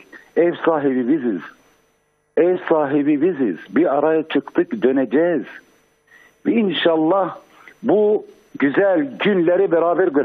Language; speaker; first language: Turkish; non-native, fluent; Arabic